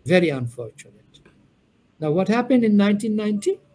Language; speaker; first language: English; non-native, local second language; Bangla